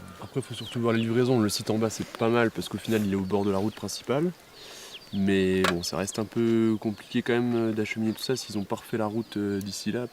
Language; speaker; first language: French; native; French